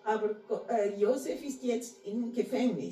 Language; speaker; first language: German; non-native, fluent; Portuguese